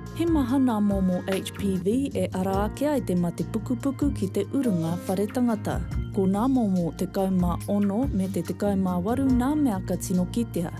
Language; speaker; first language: Māori; native; Māori